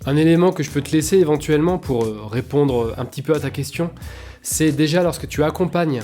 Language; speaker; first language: French; native; French